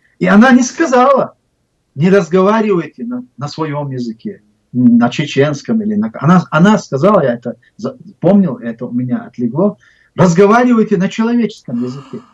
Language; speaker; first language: Russian; non-native, local second language; Chechen